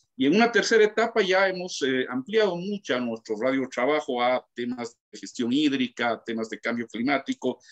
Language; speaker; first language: Spanish; native; Spanish